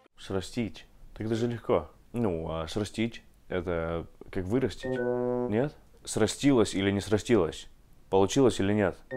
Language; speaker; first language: Russian; non-native, fluent; English